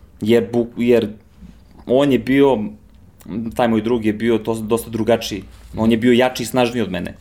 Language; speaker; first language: Serbian; early bilingual, heritage; Serbian